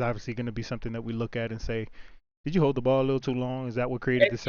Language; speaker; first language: English; native; English